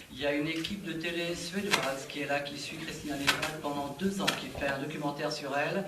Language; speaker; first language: French; native; French